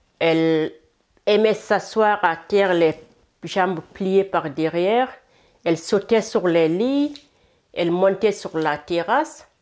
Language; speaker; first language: French; non-native, local second language; Fula